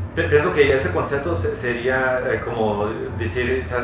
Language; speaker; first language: Spanish; early bilingual, heritage; Spanish